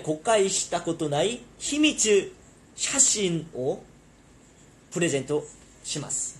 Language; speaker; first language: Japanese; non-native, learner; Korean